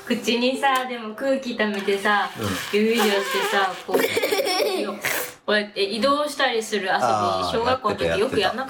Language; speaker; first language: Japanese; native; Japanese